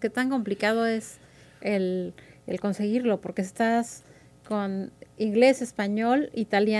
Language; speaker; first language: Spanish; native; Spanish